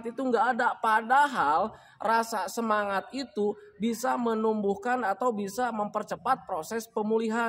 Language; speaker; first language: Indonesian; native; Indonesian